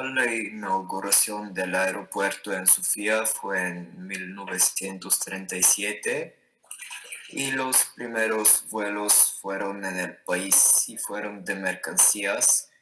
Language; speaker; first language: Spanish; non-native, learner; Bulgarian